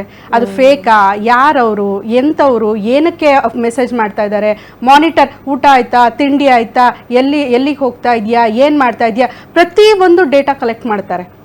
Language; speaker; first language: Kannada; native; Kannada